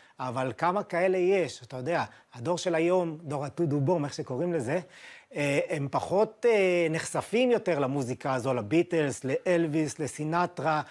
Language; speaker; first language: Hebrew; native; Hebrew